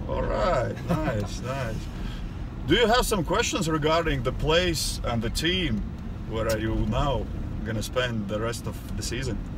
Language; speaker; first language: English; non-native, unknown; Latvian